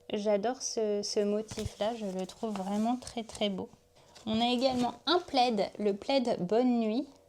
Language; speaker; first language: French; native; French